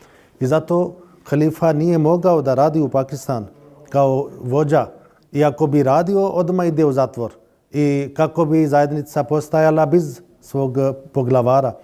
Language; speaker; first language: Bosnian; non-native, learner; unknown